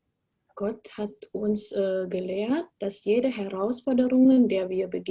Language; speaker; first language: German; non-native, fluent; Indonesian